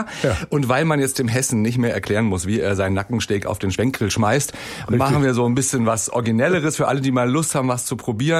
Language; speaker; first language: German; native; German